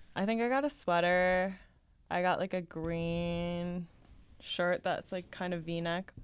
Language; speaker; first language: English; native; English